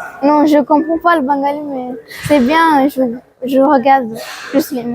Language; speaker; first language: French; early bilingual, other home language; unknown